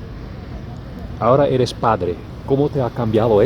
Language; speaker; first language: Spanish; non-native, fluent; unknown